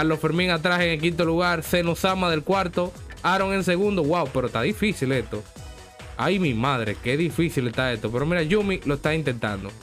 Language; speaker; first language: Spanish; native; Spanish